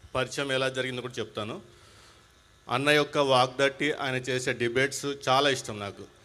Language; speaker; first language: Telugu; non-native, local second language; Hindi